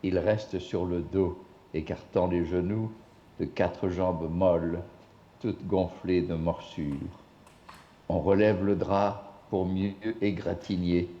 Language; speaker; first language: French; non-native, fluent; English